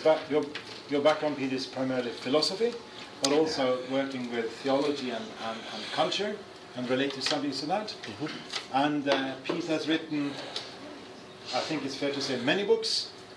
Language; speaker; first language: English; non-native, fluent; Norwegian